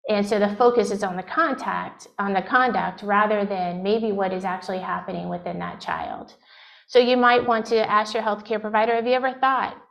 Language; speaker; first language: English; native; English